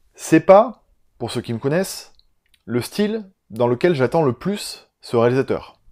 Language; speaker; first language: French; native; French